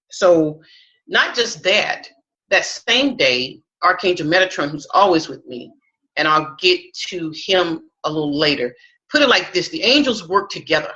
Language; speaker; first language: English; native; English